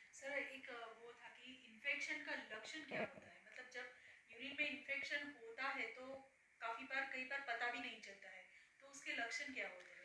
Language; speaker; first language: Hindi; non-native, local second language; Gujarati